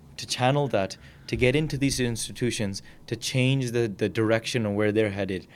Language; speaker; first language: English; early bilingual, other home language; Punjabi